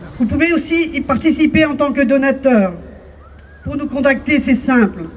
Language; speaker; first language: French; native; French